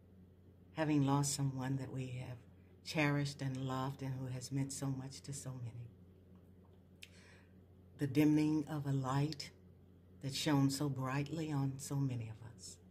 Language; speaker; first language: English; native; English